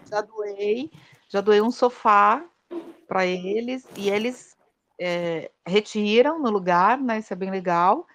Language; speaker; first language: Portuguese; native; Portuguese